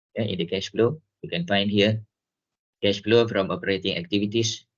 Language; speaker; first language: English; non-native, local second language; Malay